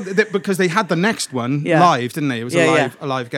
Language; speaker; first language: English; native; English